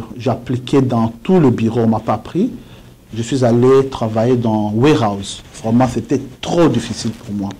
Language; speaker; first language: French; non-native, local second language; Swahili